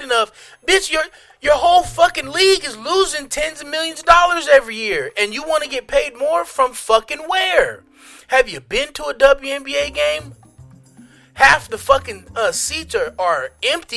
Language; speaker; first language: English; native; English